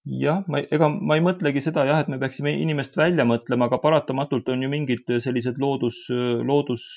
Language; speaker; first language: Estonian; native; Estonian